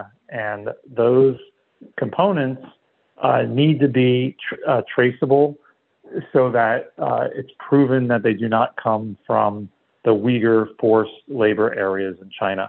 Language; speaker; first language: English; native; English